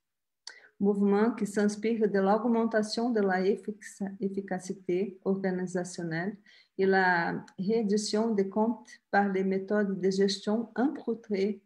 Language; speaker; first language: French; non-native, fluent; Portuguese